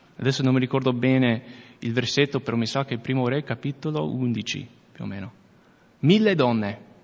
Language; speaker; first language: Italian; non-native, fluent; English